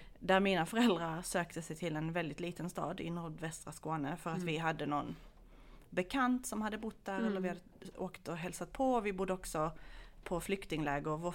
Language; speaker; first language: Swedish; early bilingual, other home language; Bosnian